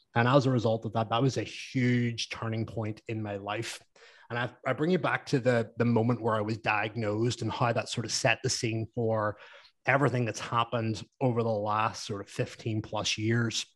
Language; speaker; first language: English; native; English